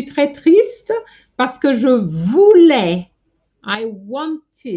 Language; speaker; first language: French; non-native, fluent; English